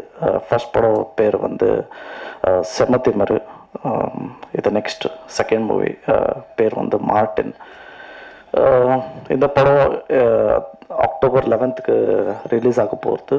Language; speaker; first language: Tamil; non-native, learner; Kannada